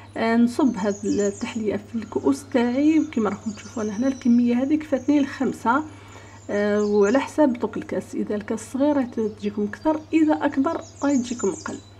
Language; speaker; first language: Arabic; native; Arabic